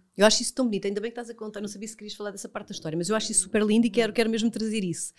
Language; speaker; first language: Portuguese; native; Portuguese